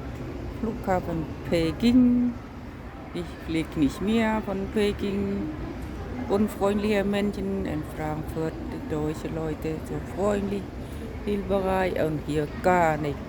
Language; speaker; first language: German; non-native, learner; Khmer